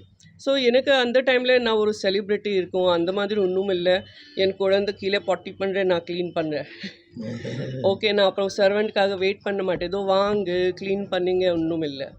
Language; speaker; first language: Tamil; non-native, fluent; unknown